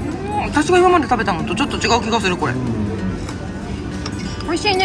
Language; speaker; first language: Japanese; native; Japanese